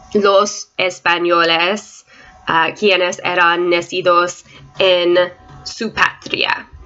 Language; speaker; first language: Spanish; non-native, learner; English